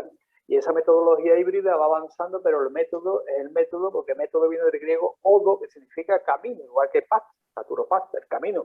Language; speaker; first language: Spanish; native; Spanish